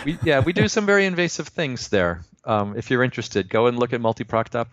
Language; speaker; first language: English; native; English